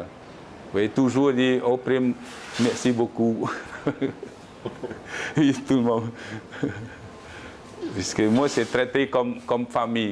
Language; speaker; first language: French; non-native, learner; Khmer